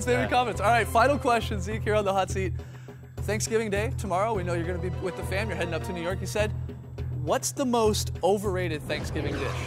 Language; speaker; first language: English; native; English